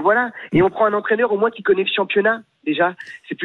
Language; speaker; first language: French; native; French